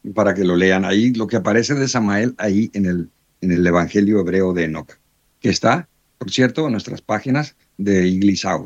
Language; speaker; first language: Spanish; native; Spanish